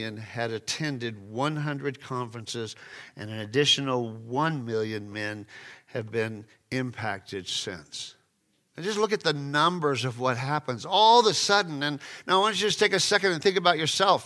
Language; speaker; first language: English; native; English